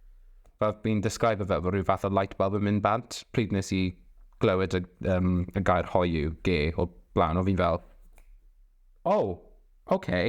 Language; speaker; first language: Welsh; non-native, local second language; English